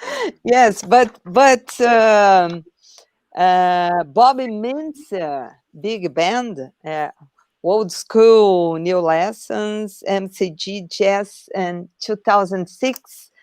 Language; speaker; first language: English; non-native, learner; Portuguese